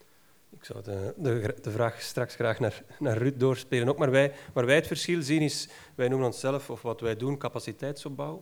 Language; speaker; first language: Dutch; native; Dutch